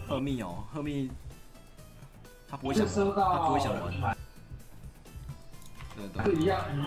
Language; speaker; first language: Chinese; native; Chinese